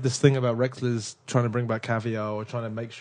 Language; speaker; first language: English; native; English